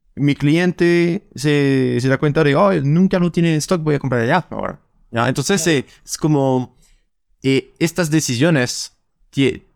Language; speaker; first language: Spanish; non-native, fluent; French